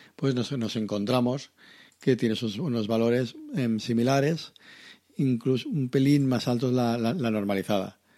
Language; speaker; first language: Spanish; native; Spanish